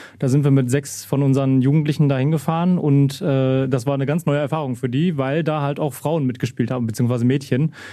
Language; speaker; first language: German; native; German